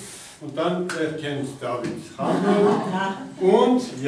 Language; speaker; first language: German; non-native, learner; Armenian